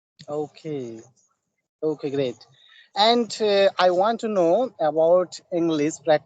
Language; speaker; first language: English; non-native, learner; Bangla